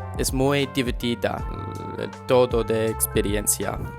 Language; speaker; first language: Spanish; non-native, learner; English